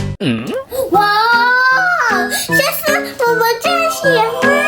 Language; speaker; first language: Chinese; early bilingual, heritage; Chinese